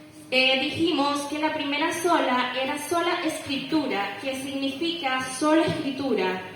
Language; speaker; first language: Spanish; native; Spanish